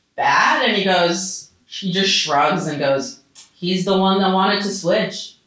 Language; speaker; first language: English; early bilingual, other home language; Russian